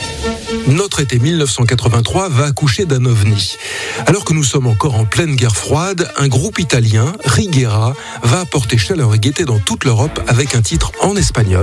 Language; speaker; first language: French; native; French